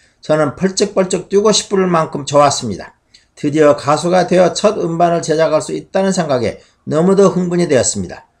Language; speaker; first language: Korean; native; Korean